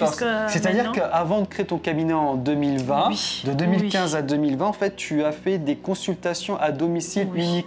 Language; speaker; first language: French; native; French